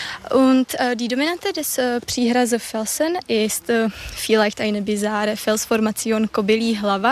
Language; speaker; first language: German; non-native, learner; Czech